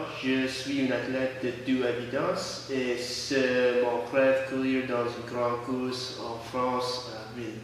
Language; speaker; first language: French; non-native, learner; English